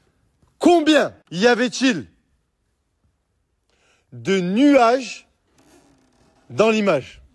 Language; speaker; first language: French; native; French